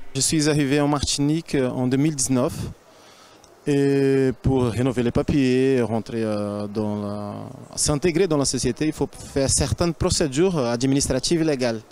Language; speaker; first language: French; non-native, learner; Portuguese